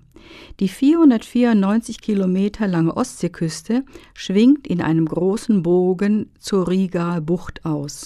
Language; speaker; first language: German; native; German